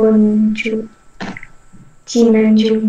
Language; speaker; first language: Korean; non-native, learner; Indonesian